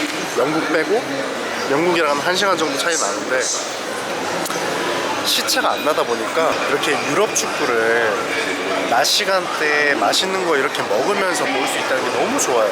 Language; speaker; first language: Korean; native; Korean